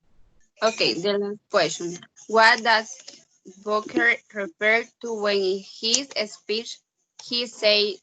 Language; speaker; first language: English; non-native, learner; Spanish